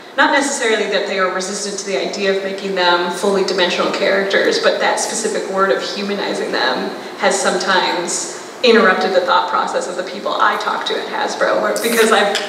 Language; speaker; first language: English; native; English